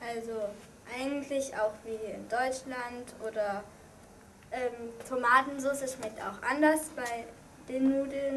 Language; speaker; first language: German; early bilingual, other home language; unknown